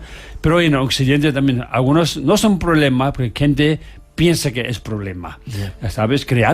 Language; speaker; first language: Spanish; non-native, learner; Tibetan